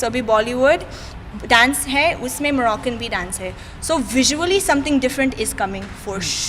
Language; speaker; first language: Hindi; non-native, fluent; Arabic